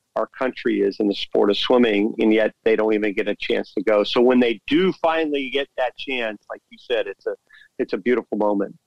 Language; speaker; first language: English; native; English